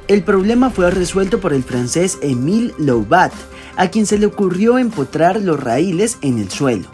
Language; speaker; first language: Spanish; native; Spanish